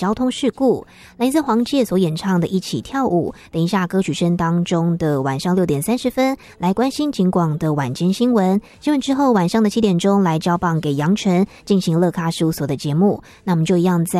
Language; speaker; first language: Chinese; native; Chinese